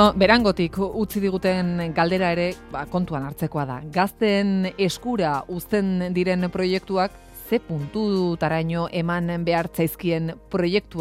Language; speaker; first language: Basque; native; Basque